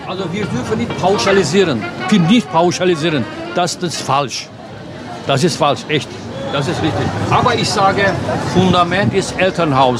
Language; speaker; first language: German; non-native, fluent; Turkish